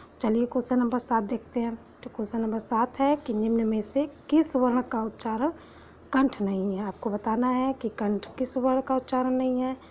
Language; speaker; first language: Hindi; native; Hindi